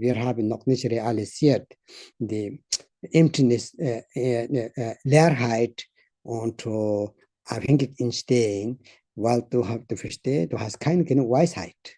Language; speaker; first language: German; non-native, learner; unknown